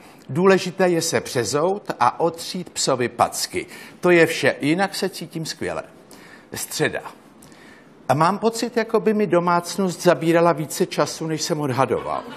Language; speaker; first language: Czech; native; Czech